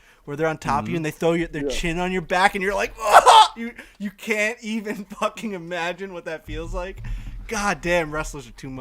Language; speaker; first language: English; native; English